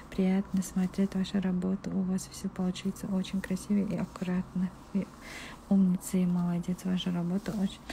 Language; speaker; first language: Russian; non-native, local second language; Kazakh